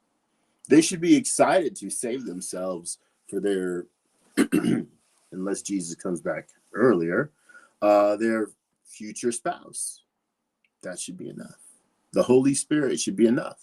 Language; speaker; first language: English; native; English